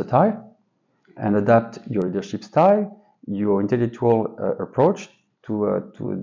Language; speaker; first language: English; non-native, fluent; French